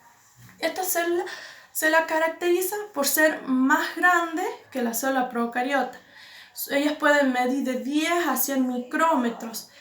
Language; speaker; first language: Spanish; native; Spanish